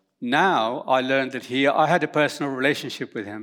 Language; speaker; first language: English; early bilingual, other home language; Urdu